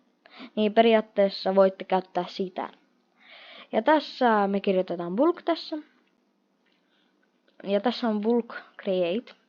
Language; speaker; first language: Finnish; non-native, fluent; Russian